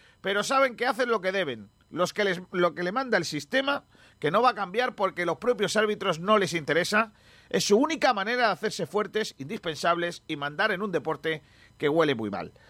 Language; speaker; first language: Spanish; native; Spanish